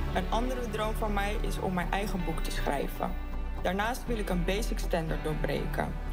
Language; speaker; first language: Dutch; native; Dutch